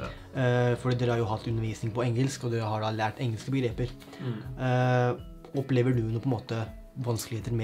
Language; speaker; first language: Norwegian; native; Norwegian